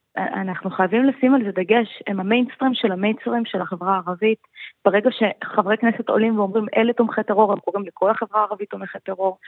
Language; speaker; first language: Hebrew; non-native, local second language; Arabic